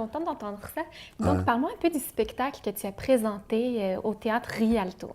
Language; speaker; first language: French; native; French